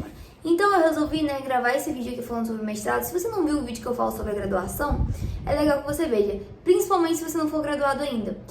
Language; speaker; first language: Portuguese; native; Portuguese